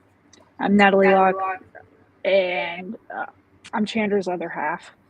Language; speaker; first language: English; native; English